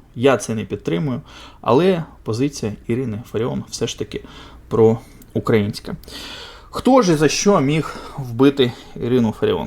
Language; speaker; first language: Ukrainian; non-native, local second language; Russian